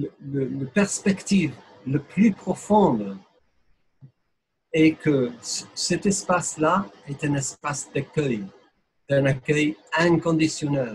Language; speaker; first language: French; non-native, fluent; English